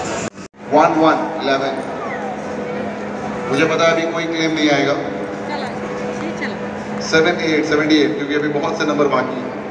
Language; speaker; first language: Hindi; native; Hindi